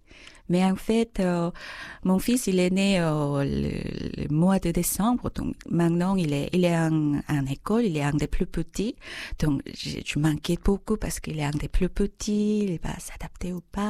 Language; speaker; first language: French; non-native, fluent; Korean